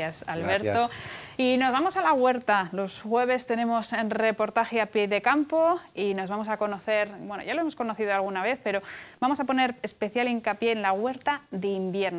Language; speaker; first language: Spanish; native; Spanish